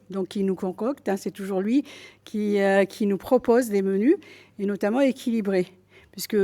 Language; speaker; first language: French; native; French